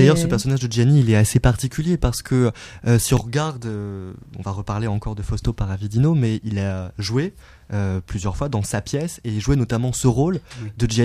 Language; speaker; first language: French; native; French